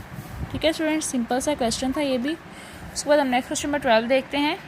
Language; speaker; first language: Hindi; non-native, local second language; Punjabi